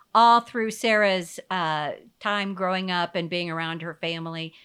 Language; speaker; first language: English; native; English